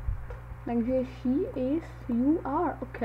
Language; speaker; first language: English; non-native, learner; Czech